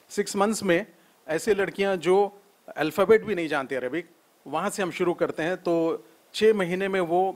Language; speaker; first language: Urdu; native; Urdu